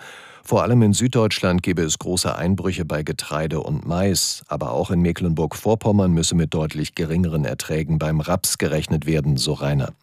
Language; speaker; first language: German; native; German